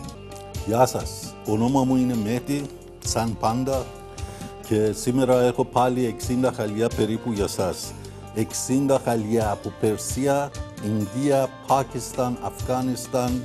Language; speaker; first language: Greek; non-native, learner; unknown